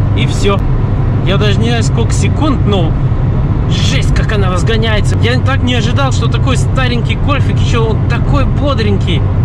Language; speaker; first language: Russian; early bilingual, heritage; Russian